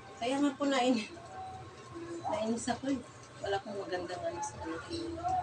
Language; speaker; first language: Filipino; non-native, local second language; Cebuano